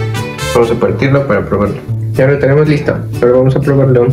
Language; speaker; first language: Spanish; native; Spanish